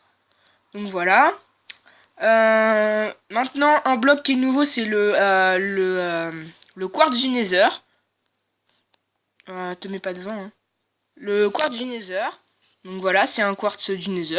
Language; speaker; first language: French; native; French